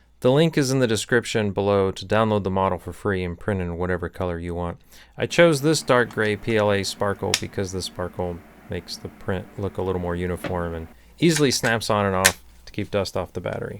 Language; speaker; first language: English; native; English